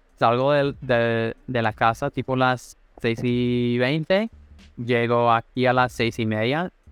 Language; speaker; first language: Spanish; non-native, fluent; English